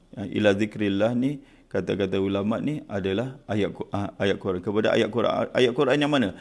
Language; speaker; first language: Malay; native; Malay